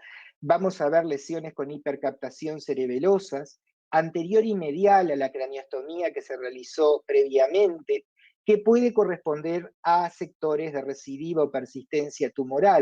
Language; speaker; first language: Spanish; native; Spanish